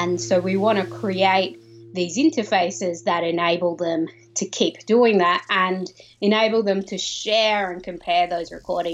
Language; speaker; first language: English; native; English